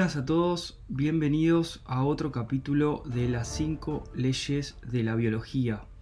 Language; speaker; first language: Spanish; native; Spanish